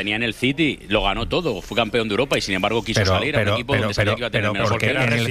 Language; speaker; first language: Spanish; native; Spanish